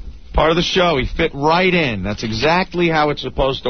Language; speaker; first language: English; native; English